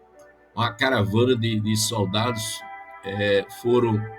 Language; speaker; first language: Portuguese; native; Portuguese